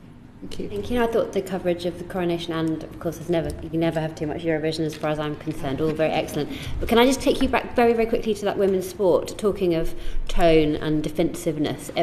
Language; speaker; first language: English; native; English